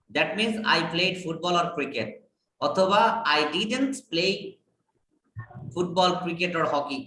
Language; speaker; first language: English; non-native, fluent; Bangla